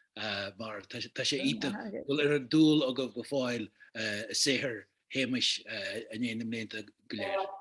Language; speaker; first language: Irish; native; Irish